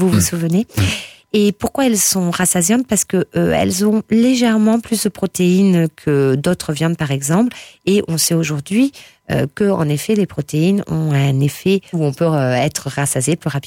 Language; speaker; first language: French; native; French